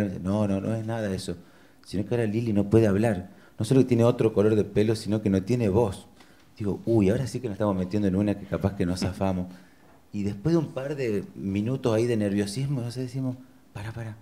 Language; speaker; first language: Spanish; native; Spanish